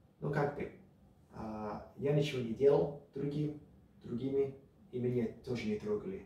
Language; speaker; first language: Russian; early bilingual, heritage; Russian